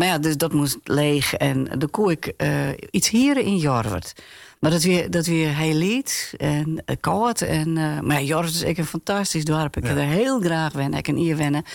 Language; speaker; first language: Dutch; non-native, local second language; Western Frisian